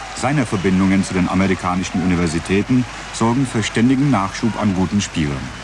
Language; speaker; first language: German; non-native, fluent; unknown